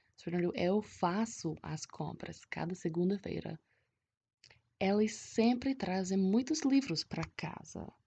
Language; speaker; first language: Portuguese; non-native, fluent; English